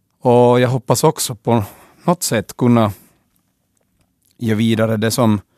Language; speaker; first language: Swedish; native; Swedish